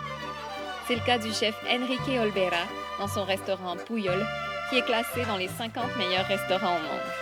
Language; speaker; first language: French; native; French